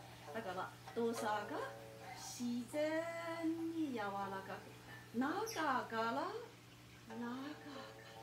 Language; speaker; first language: Japanese; non-native, fluent; Chinese